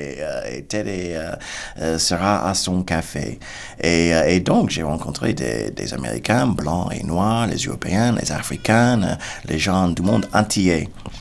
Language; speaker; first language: French; non-native, fluent; English